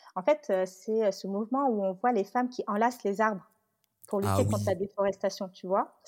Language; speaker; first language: French; early bilingual, other home language; Tamil